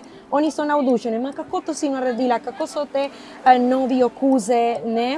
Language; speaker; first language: Slovenian; non-native, fluent; Spanish